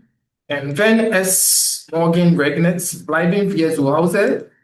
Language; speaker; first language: German; non-native, fluent; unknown